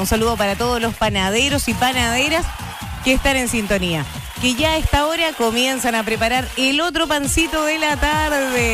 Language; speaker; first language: Spanish; native; Spanish